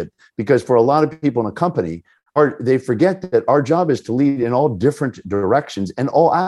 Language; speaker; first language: English; native; English